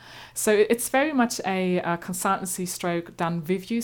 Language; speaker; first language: English; non-native, fluent; German